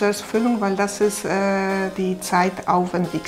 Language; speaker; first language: German; non-native, fluent; Polish